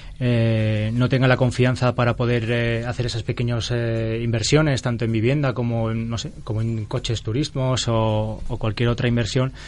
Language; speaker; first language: Spanish; native; Spanish